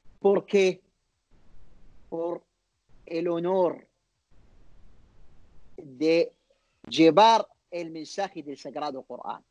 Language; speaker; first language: Spanish; non-native, learner; Arabic